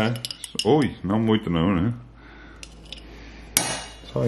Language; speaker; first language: Portuguese; non-native, learner; Dutch